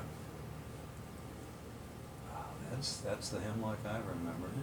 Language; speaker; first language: English; native; English